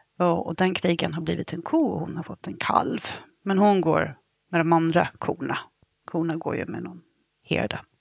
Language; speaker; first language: Swedish; native; Swedish